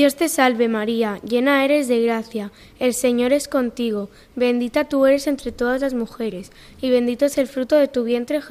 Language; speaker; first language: Spanish; native; Spanish